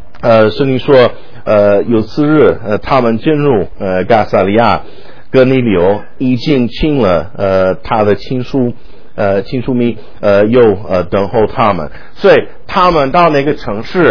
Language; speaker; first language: Chinese; non-native, fluent; English